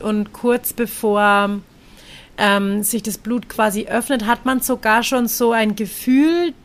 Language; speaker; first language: German; native; German